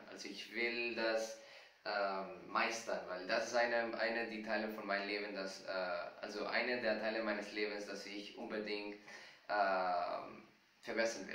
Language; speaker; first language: German; non-native, fluent; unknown